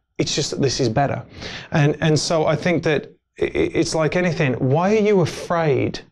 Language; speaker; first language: English; native; English